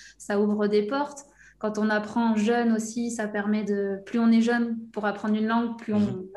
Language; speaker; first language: French; native; French